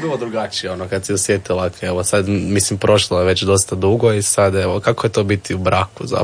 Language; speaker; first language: Serbian; native; Serbian